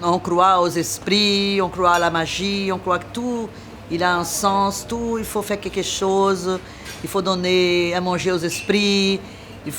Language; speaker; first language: French; non-native, learner; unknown